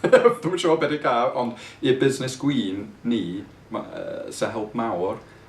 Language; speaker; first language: Welsh; non-native, fluent; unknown